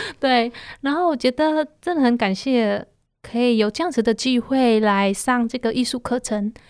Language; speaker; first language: Chinese; non-native, fluent; Khmer